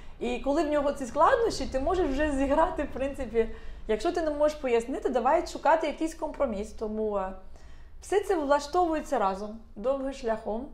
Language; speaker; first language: Ukrainian; non-native, local second language; Russian